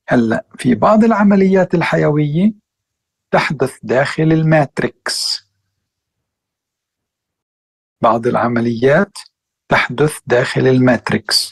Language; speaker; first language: Arabic; native; Arabic